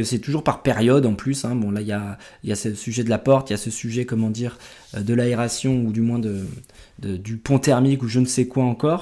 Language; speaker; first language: French; native; French